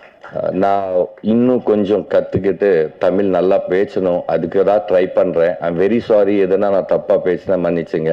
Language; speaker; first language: Tamil; non-native, learner; Telugu